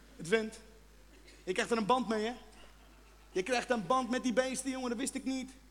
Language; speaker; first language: Dutch; non-native, fluent; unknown